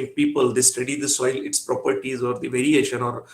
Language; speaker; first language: English; non-native, local second language; Marathi